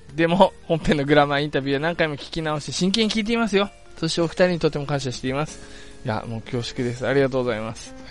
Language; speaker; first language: Japanese; non-native, fluent; English